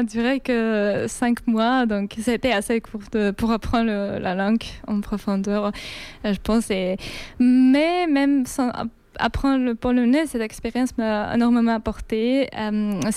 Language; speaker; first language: French; non-native, fluent; Georgian